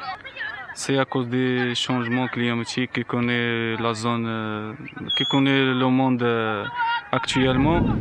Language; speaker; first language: French; non-native, local second language; Arabic